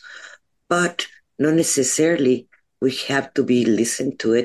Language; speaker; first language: English; non-native, fluent; Spanish